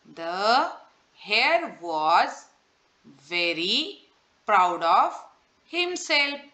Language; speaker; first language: English; non-native, local second language; Marathi